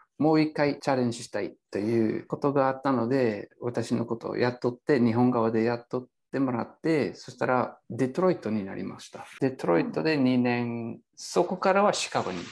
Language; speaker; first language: Japanese; non-native, fluent; English